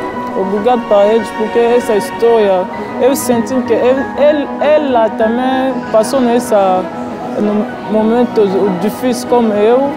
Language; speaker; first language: Portuguese; non-native, learner; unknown